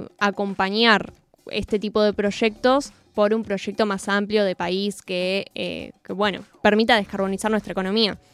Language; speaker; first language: Spanish; native; Spanish